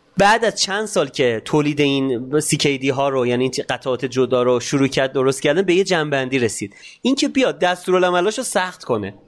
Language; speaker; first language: Persian; native; Persian